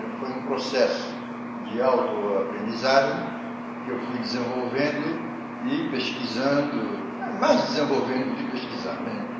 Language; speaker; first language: Portuguese; non-native, local second language; Kabuverdianu